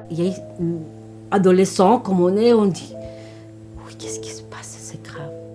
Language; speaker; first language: French; non-native, fluent; Spanish